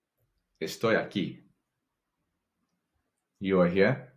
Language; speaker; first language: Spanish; non-native, fluent; English